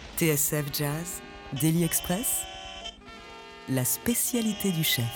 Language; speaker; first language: French; native; French